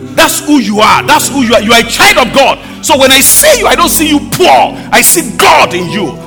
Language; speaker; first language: English; non-native, local second language; Yoruba